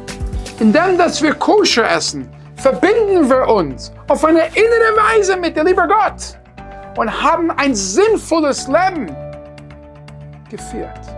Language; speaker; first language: German; non-native, fluent; English